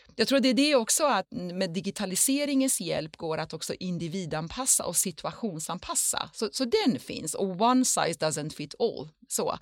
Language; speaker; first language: Swedish; non-native, fluent; Persian